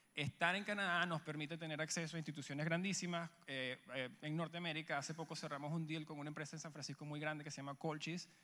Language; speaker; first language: Spanish; native; Spanish